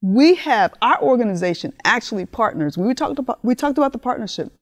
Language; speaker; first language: English; early bilingual, other home language; Spanish